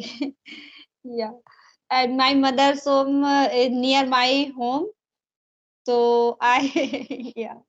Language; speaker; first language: English; non-native, learner; Hindi